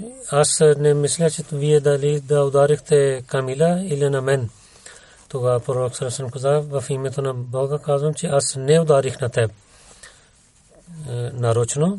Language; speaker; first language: Bulgarian; non-native, learner; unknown